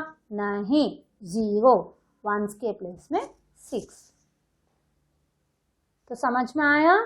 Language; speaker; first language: Hindi; non-native, local second language; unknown